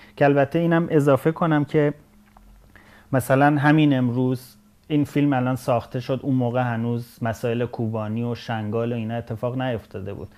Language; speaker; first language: Persian; native; Persian